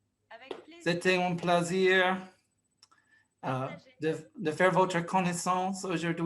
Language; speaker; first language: French; non-native, fluent; English